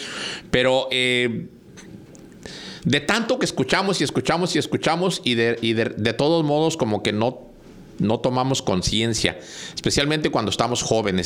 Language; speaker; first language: Spanish; native; Spanish